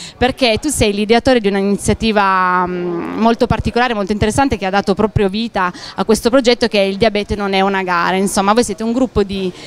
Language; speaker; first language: Italian; native; Italian